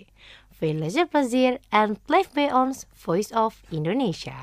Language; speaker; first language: Dutch; non-native, fluent; Indonesian